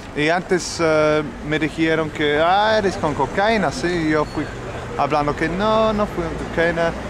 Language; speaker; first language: Spanish; non-native, learner; English